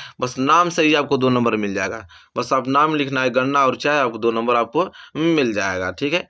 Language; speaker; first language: Hindi; native; Hindi